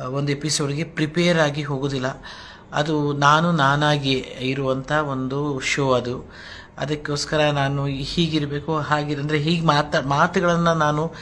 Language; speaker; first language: Kannada; non-native, local second language; Telugu